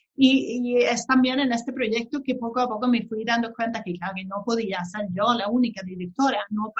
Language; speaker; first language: Spanish; non-native, fluent; Swedish